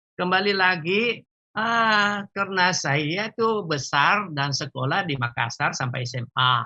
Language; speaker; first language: Indonesian; native; Indonesian